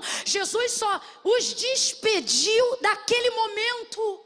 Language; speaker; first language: Portuguese; native; Portuguese